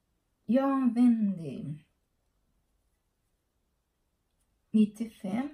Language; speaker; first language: Swedish; non-native, learner; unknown